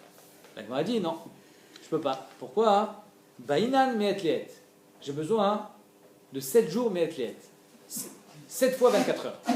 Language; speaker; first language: French; native; French